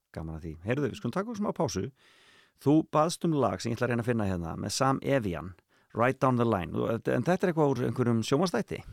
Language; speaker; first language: Icelandic; native; Icelandic